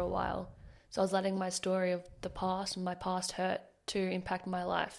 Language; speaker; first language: English; native; English